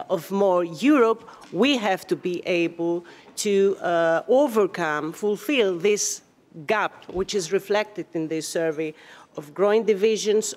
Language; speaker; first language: English; non-native, fluent; Greek